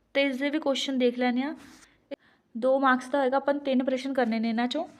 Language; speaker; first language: Hindi; non-native, local second language; Punjabi